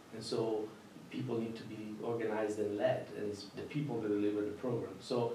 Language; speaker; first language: English; non-native, fluent; Italian